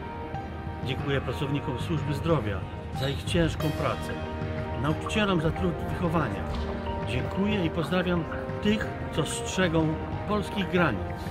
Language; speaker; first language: Polish; native; Polish